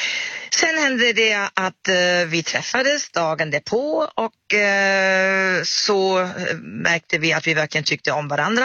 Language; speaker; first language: Swedish; non-native, fluent; German